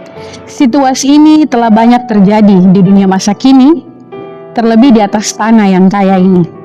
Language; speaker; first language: Indonesian; native; Indonesian